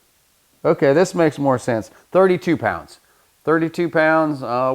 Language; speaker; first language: English; native; English